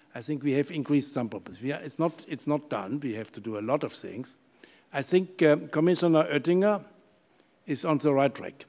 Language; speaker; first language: English; non-native, fluent; German